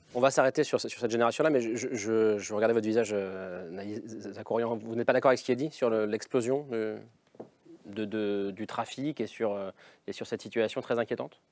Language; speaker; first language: French; native; French